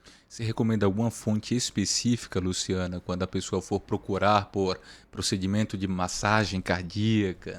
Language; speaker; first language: Portuguese; native; Portuguese